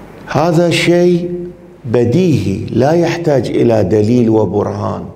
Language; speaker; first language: Arabic; non-native, fluent; Persian